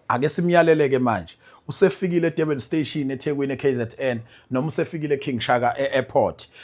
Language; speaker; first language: Zulu; native; Zulu